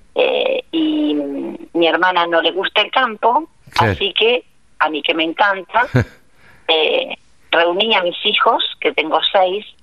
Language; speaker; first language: Spanish; native; Spanish